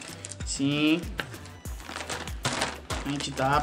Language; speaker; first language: Portuguese; native; Portuguese